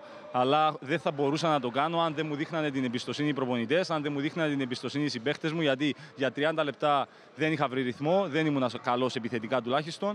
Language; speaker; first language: Greek; native; Greek